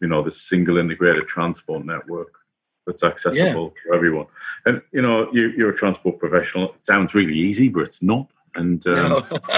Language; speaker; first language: English; native; English